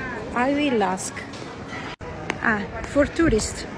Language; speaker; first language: English; non-native, learner; Italian